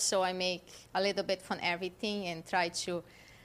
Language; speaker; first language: English; non-native, fluent; German